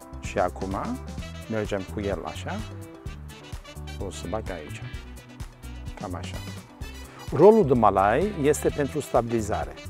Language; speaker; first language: Romanian; non-native, learner; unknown